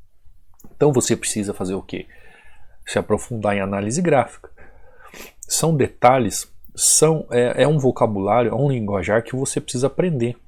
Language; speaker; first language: Portuguese; native; Portuguese